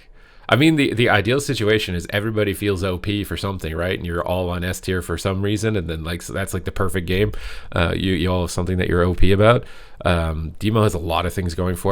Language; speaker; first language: English; native; English